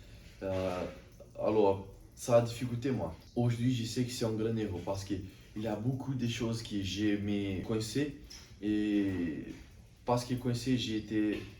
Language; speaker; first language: French; non-native, learner; Portuguese